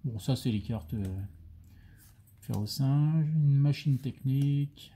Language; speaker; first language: French; native; French